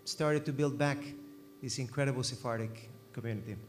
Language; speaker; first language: English; non-native, fluent; Spanish